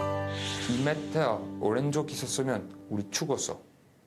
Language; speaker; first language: Korean; non-native, learner; French